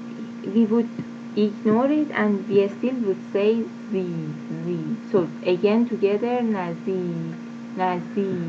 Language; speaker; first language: English; non-native, fluent; Persian